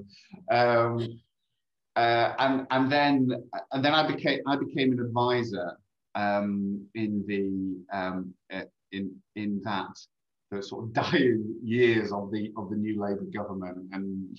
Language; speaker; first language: English; native; English